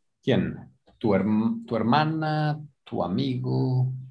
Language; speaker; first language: Spanish; non-native, fluent; English